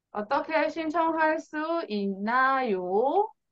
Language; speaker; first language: Korean; non-native, fluent; Burmese